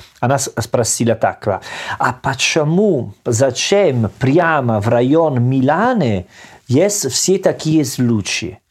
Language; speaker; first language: Russian; non-native, learner; Italian